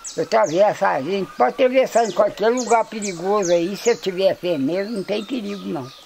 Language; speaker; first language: Portuguese; native; Portuguese